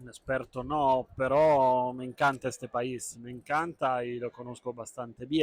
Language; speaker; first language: Spanish; non-native, fluent; Italian